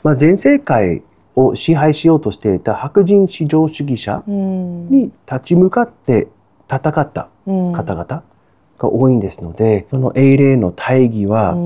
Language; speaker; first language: Japanese; non-native, fluent; English